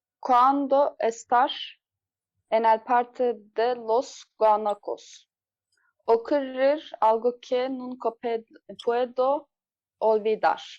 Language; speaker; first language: Spanish; non-native, learner; Turkish